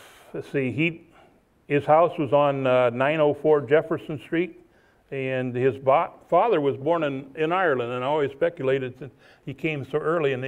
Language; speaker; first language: English; native; English